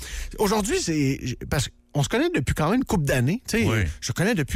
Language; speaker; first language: French; native; French